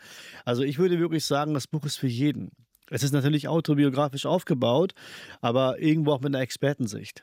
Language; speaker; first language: German; early bilingual, other home language; Urdu